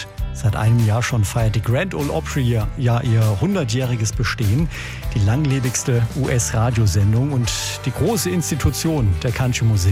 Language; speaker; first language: German; native; German